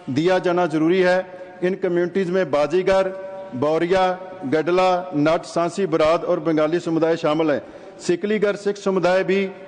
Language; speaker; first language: Hindi; non-native, local second language; Punjabi